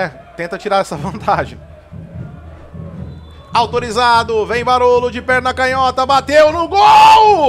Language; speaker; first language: Portuguese; native; Portuguese